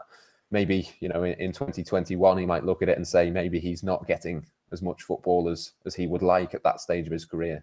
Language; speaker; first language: English; native; English